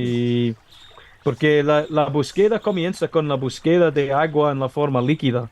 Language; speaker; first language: Spanish; non-native, learner; English